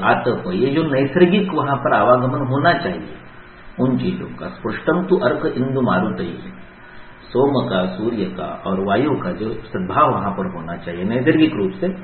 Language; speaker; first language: Hindi; non-native, local second language; Marathi